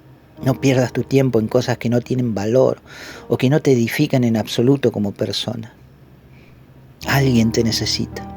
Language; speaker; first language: Spanish; native; Spanish